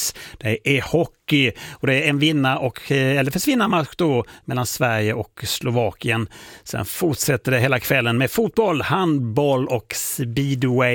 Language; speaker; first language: Swedish; native; Swedish